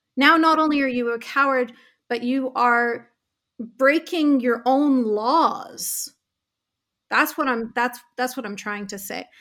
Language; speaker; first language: English; native; English